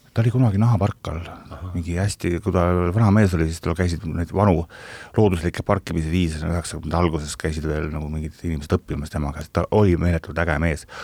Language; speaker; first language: Estonian; native; Estonian